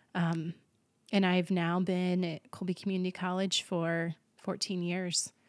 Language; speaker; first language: English; native; English